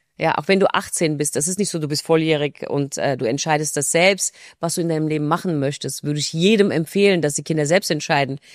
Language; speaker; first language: German; non-native, fluent; Turkish